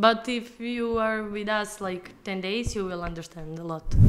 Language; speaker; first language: English; non-native, fluent; Serbian